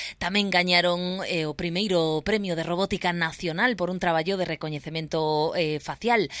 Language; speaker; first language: Galician; native; Galician